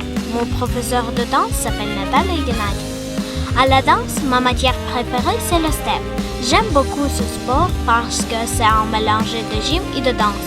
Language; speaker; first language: French; non-native, learner; Ukrainian